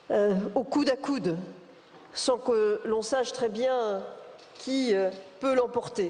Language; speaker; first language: French; native; French